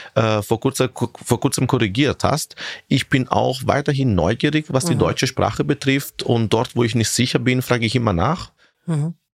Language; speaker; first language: German; non-native, fluent; Italian